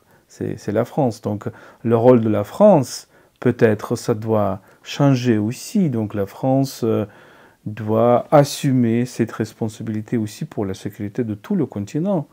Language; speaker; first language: French; non-native, fluent; Ukrainian